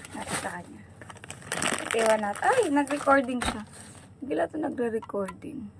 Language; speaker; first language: Filipino; native; Filipino